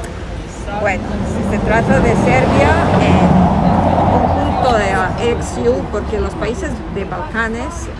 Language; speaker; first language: Spanish; non-native, fluent; Serbian